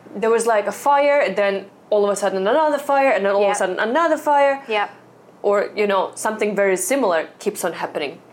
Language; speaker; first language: English; non-native, fluent; Russian